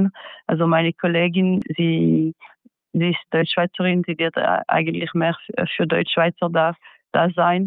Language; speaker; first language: German; non-native, fluent; French